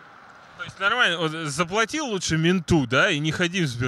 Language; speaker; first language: Russian; native; Russian